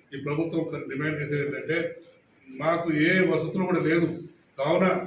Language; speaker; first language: Telugu; non-native, local second language; Lambadi